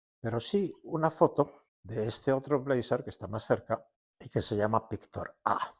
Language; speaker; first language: Spanish; native; Spanish